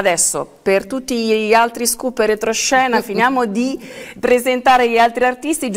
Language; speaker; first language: Italian; native; Italian